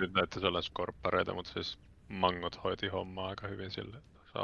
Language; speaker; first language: Finnish; native; Finnish